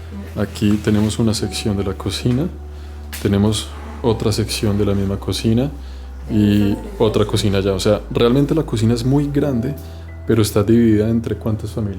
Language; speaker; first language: Spanish; native; Spanish